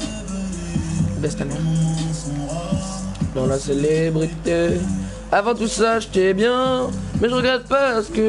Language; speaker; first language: French; native; French